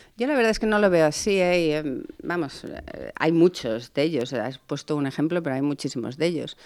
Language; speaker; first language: Spanish; native; Spanish